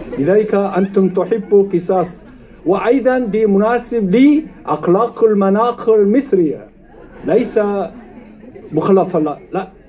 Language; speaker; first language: Arabic; non-native, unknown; Korean